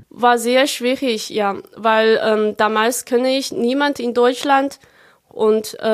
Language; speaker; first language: German; non-native, fluent; Chinese